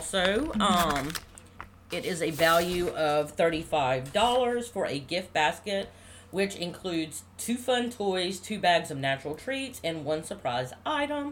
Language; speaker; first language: English; native; English